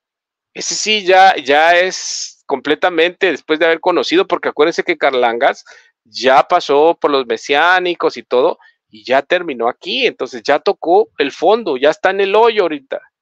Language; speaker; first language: Spanish; native; Spanish